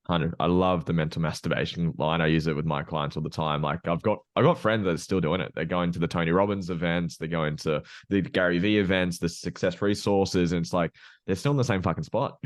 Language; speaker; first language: English; native; English